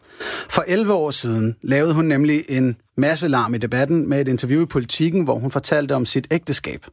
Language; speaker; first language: Danish; native; Danish